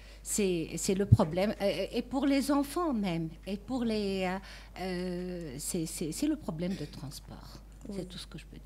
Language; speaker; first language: French; non-native, local second language; Arabic